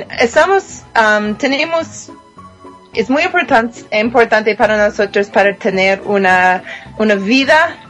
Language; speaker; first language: Spanish; non-native, fluent; English